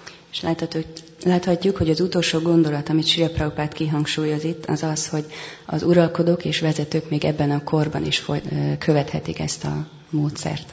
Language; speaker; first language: Hungarian; native; Hungarian